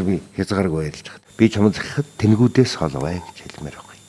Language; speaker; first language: Mongolian; native; Mongolian